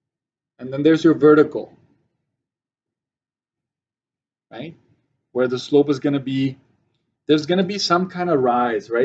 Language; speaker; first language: English; native; English